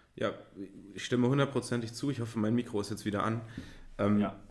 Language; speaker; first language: German; native; German